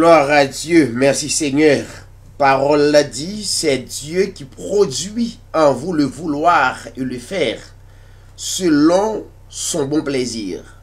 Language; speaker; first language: French; non-native, local second language; Haitian Creole